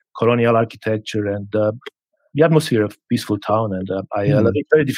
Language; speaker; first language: English; non-native, fluent; Romanian